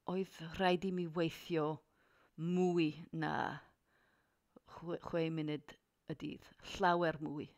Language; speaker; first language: Welsh; non-native, learner; English